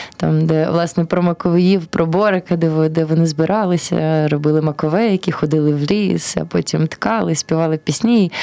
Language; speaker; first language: Ukrainian; early bilingual, heritage; Ukrainian